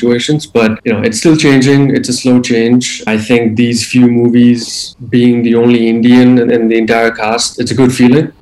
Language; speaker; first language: English; non-native, local second language; Hindi